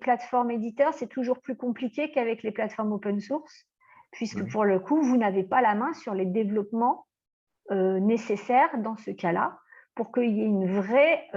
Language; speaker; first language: French; native; French